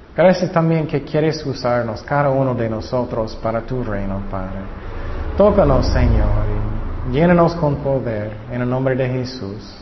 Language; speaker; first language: Spanish; non-native, fluent; English